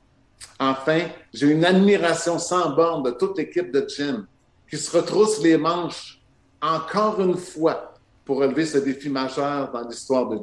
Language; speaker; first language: French; native; French